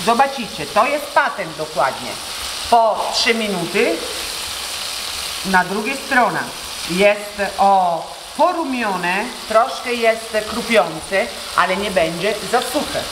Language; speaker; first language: Polish; non-native, learner; Italian